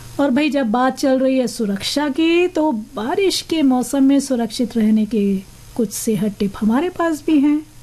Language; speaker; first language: Hindi; native; Hindi